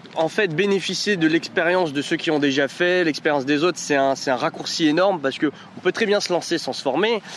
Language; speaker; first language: French; native; French